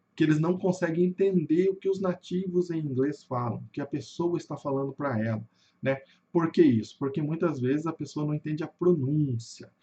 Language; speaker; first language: Portuguese; native; Portuguese